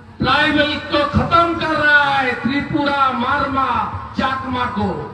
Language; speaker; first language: Hindi; non-native, local second language; Bangla